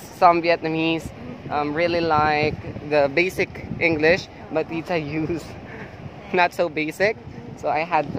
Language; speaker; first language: English; non-native, fluent; Filipino